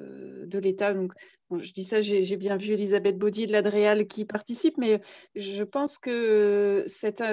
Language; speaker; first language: French; native; French